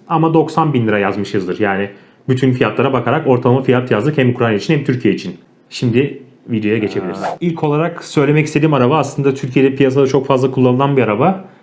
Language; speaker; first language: Turkish; native; Turkish